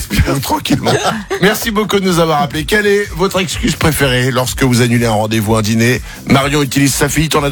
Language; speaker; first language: French; native; French